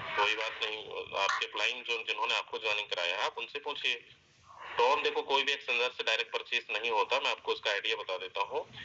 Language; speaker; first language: Hindi; native; Hindi